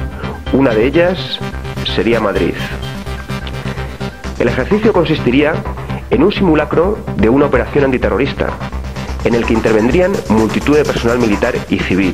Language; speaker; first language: Spanish; native; Spanish